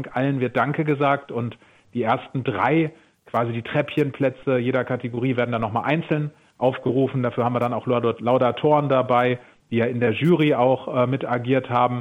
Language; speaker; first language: German; native; German